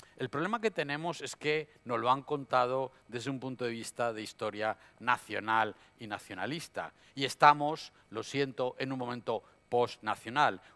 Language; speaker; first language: Spanish; native; Spanish